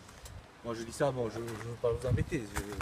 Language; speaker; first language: French; native; French